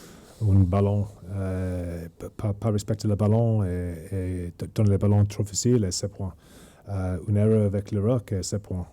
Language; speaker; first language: French; non-native, learner; English